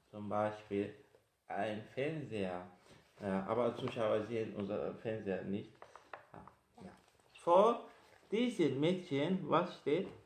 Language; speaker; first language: German; non-native, fluent; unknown